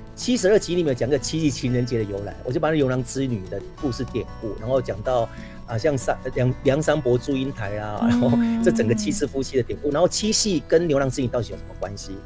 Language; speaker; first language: Chinese; non-native, local second language; Min Nan Chinese